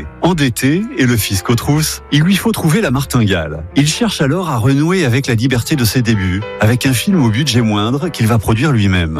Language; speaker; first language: French; native; French